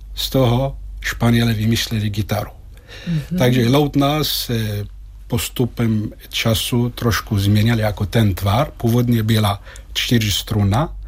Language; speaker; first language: Czech; non-native, fluent; Arabic